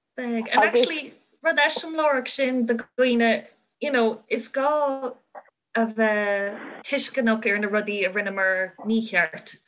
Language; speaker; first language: Irish; non-native, local second language; English